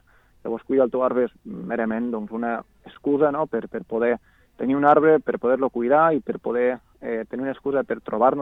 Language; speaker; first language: Catalan; native; Catalan